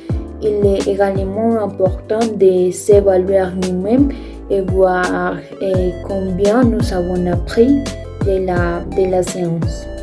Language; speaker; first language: French; non-native, fluent; Spanish